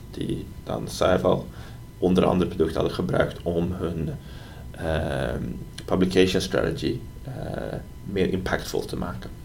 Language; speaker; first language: Dutch; non-native, fluent; Swedish